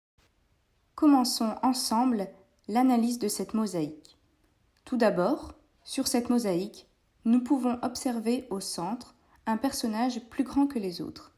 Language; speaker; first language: French; native; French